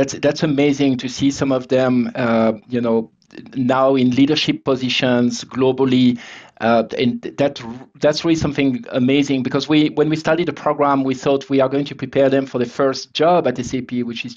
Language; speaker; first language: English; non-native, fluent; French